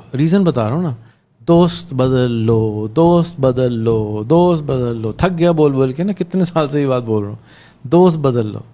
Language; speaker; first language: Urdu; native; Urdu